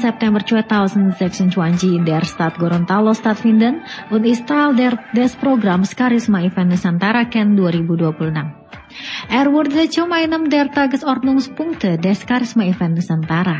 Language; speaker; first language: German; non-native, learner; Indonesian